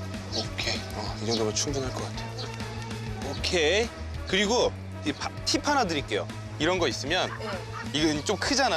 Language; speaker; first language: Korean; native; Korean